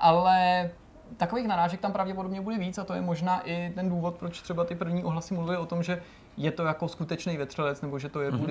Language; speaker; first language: Czech; native; Czech